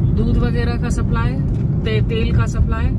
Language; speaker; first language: Hindi; native; Hindi